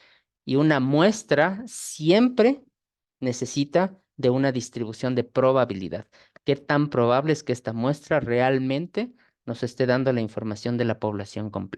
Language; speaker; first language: Spanish; native; Spanish